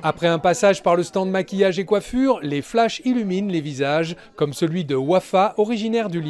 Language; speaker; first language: French; native; French